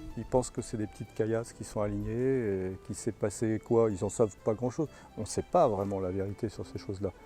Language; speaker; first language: French; native; French